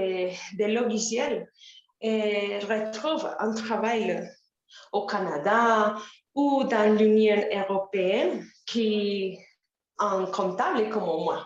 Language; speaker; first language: French; non-native, learner; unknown